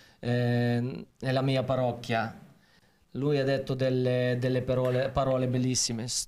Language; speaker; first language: Italian; non-native, fluent; Ukrainian